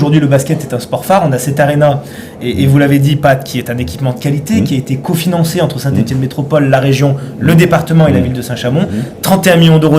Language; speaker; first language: French; native; French